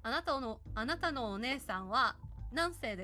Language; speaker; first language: Japanese; non-native, learner; English